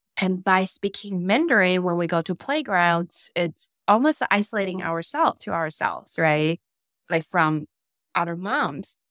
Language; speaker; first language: English; non-native, fluent; Chinese